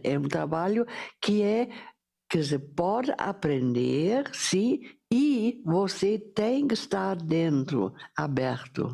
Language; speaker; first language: Portuguese; non-native, fluent; German